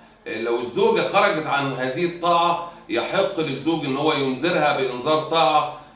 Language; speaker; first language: Arabic; native; Arabic